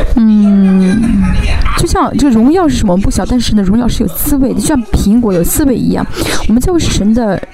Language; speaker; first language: Chinese; non-native, fluent; Korean